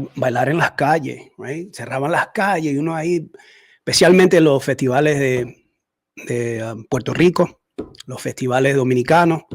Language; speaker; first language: Spanish; early bilingual, heritage; Spanish